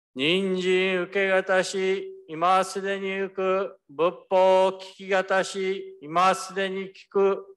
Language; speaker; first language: Japanese; early bilingual, other home language; English